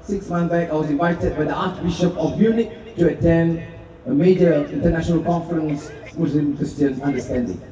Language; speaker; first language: English; non-native, local second language; Malay